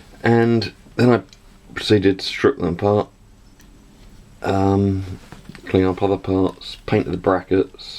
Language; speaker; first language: English; native; English